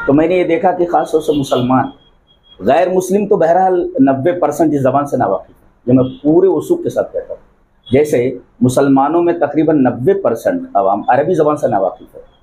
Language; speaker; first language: Hindi; non-native, local second language; Bhojpuri